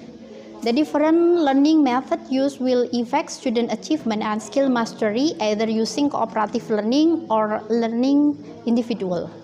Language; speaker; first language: English; non-native, fluent; Indonesian